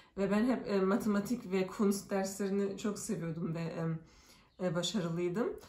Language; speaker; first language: Turkish; early bilingual, heritage; Turkish